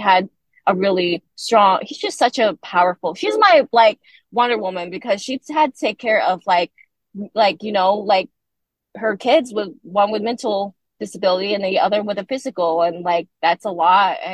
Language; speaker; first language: English; native; English